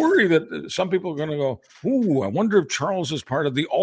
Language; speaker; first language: English; native; English